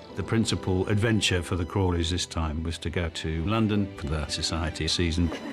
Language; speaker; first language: English; native; English